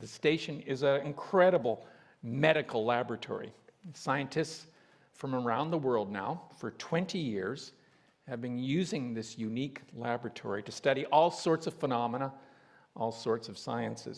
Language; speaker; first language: English; native; English